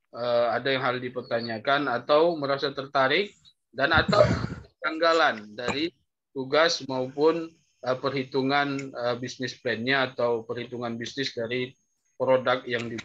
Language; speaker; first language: Indonesian; native; Indonesian